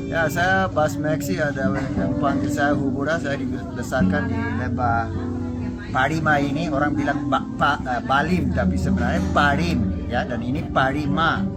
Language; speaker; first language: Indonesian; non-native, local second language; English